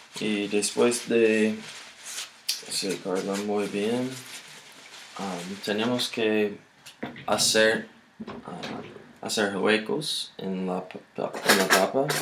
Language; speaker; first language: Spanish; non-native, learner; English